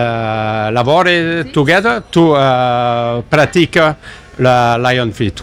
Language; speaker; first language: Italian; non-native, learner; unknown